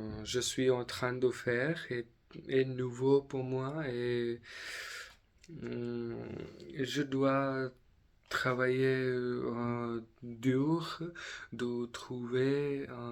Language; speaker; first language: French; non-native, learner; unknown